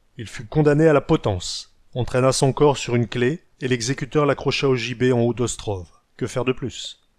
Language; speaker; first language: French; native; French